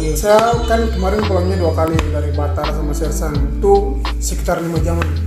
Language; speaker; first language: Indonesian; native; Indonesian